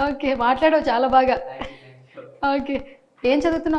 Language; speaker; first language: Telugu; native; Telugu